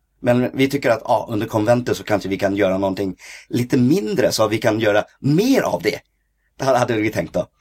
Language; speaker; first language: Swedish; early bilingual, other home language; Cantonese